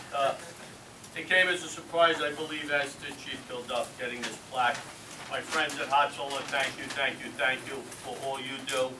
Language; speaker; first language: English; native; English